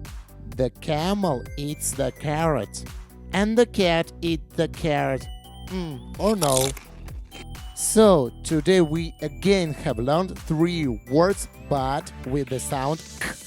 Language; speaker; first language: English; non-native, fluent; Russian